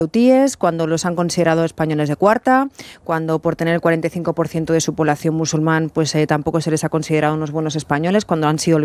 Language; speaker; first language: Spanish; native; Spanish